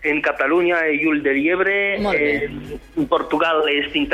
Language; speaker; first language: Catalan; non-native, fluent; French